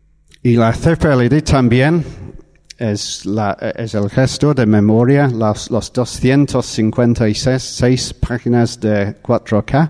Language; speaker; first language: Spanish; non-native, fluent; English